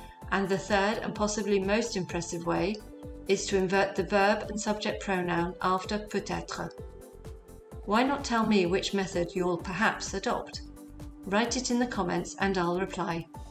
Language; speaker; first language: English; native; English